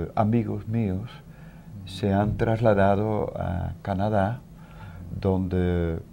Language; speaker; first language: Spanish; non-native, fluent; Dutch